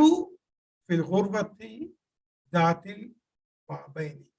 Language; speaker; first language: Arabic; non-native, fluent; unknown